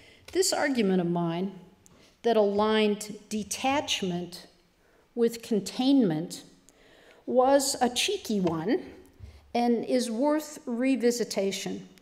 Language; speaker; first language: English; native; English